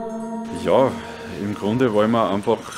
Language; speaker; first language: German; native; German